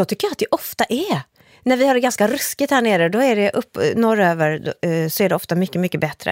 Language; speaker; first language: Swedish; native; Swedish